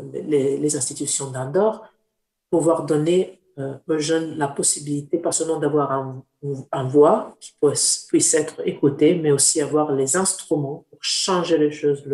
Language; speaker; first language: French; non-native, fluent; Italian